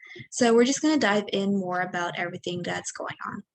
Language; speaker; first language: English; native; English